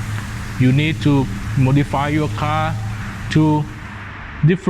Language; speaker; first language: English; non-native, learner; Thai